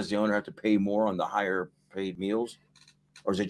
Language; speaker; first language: English; native; English